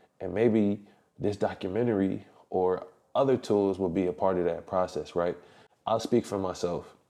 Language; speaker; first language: English; native; English